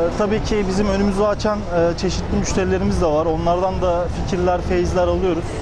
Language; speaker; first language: Turkish; early bilingual, heritage; Turkish